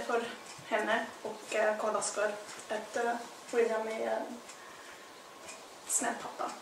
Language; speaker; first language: Swedish; non-native, fluent; English